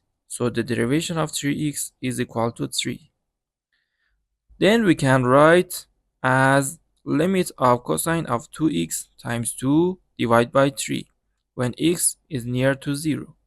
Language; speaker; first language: English; non-native, learner; Persian